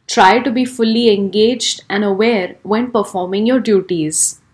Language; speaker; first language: English; non-native, local second language; Marathi